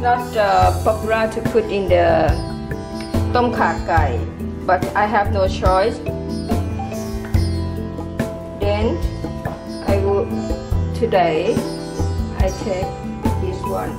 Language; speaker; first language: English; non-native, learner; Thai